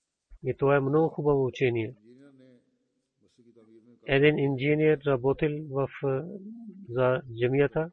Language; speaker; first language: Bulgarian; non-native, fluent; Urdu